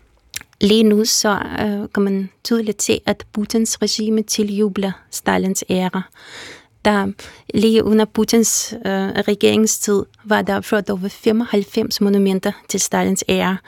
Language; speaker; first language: Danish; non-native, fluent; Russian